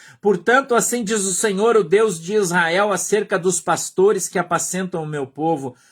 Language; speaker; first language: Portuguese; native; Portuguese